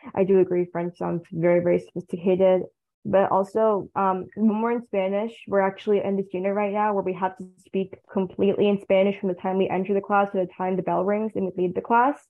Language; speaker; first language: English; early bilingual, other home language; Tamil